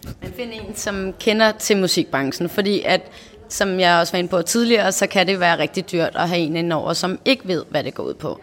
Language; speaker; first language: Danish; native; Danish